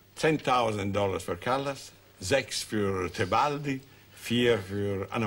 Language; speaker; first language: German; non-native, learner; Italian